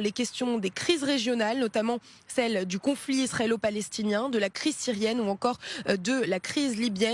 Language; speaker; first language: French; native; French